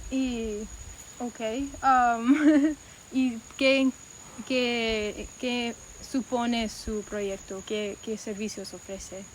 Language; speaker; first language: Spanish; non-native, learner; English